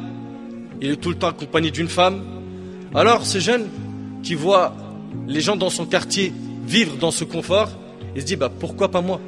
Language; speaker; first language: French; native; French